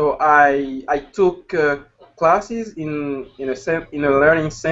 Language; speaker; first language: English; non-native, learner; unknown